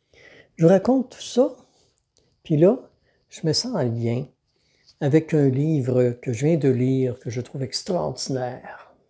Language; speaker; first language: French; native; French